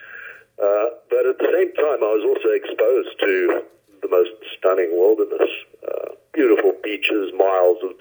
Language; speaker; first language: English; native; English